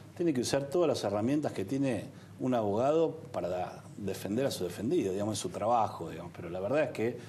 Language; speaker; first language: Spanish; native; Spanish